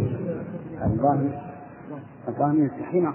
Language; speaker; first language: Arabic; native; Arabic